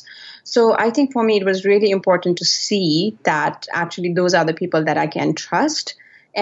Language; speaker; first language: English; non-native, local second language; Nepali